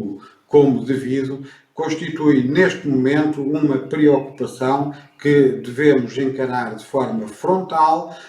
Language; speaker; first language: Portuguese; native; Portuguese